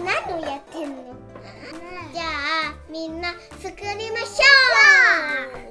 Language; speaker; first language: Japanese; early bilingual, heritage; Japanese